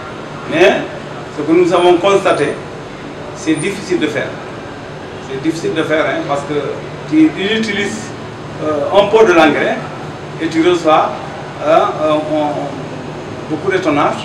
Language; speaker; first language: French; non-native, local second language; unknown